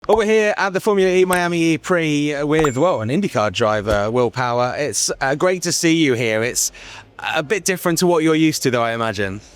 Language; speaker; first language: English; native; English